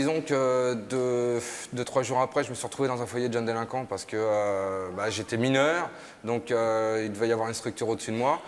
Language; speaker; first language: French; native; French